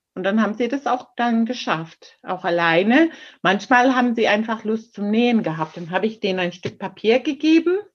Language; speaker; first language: German; non-native, fluent; English